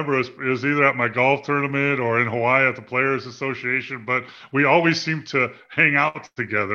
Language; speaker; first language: English; native; English